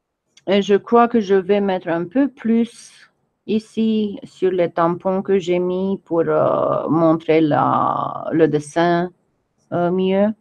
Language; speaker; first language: French; non-native, fluent; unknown